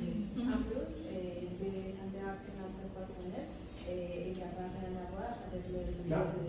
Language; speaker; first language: French; non-native, learner; Spanish